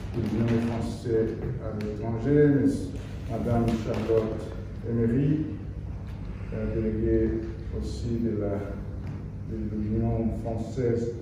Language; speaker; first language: French; non-native, fluent; Portuguese